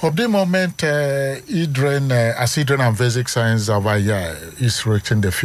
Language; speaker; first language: Dutch; non-native, learner; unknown